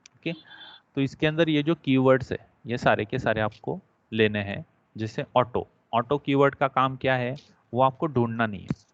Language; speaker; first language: Hindi; non-native, local second language; Marathi